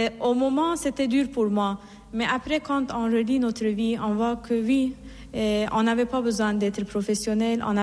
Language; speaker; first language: French; non-native, fluent; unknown